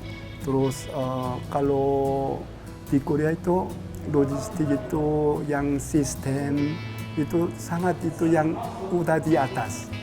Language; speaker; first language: Indonesian; non-native, learner; Korean